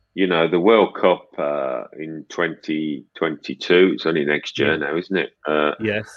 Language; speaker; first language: English; native; English